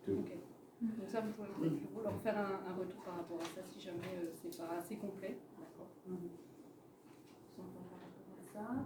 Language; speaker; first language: French; native; French